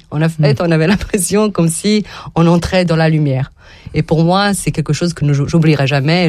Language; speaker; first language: French; non-native, fluent; Serbian